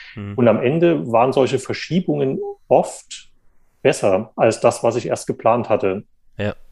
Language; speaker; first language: German; native; German